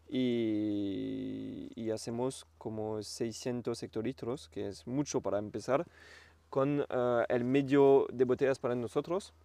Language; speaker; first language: Spanish; non-native, learner; French